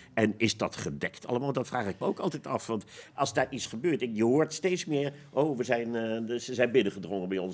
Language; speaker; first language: Dutch; native; Dutch